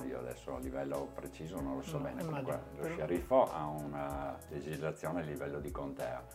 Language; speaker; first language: Italian; native; Italian